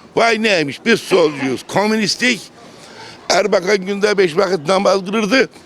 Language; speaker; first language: Turkish; native; Turkish